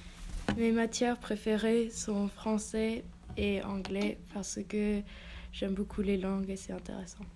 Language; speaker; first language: French; non-native, learner; English